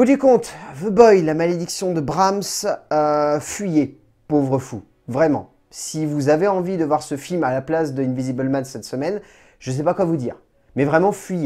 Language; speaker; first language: French; native; French